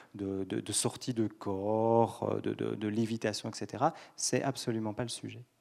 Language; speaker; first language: French; native; French